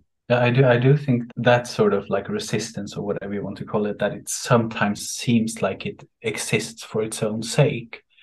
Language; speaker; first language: English; non-native, fluent; Swedish